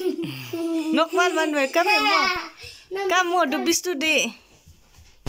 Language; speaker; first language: German; non-native, learner; Cebuano